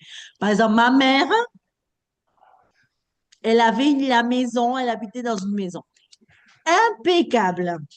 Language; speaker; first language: French; non-native, fluent; Spanish